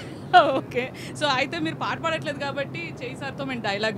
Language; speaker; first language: Telugu; native; Telugu